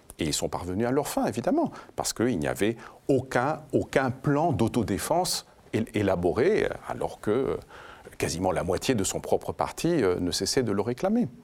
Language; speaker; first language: French; non-native, fluent; Greek